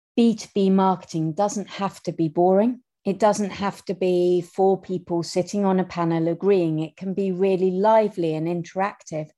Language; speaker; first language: English; native; English